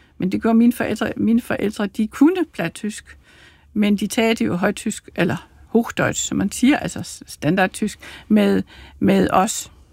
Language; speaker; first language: Danish; early bilingual, heritage; Danish